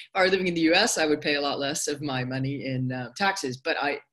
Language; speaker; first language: English; native; English